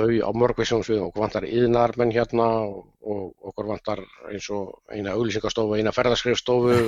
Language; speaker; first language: Icelandic; native; Icelandic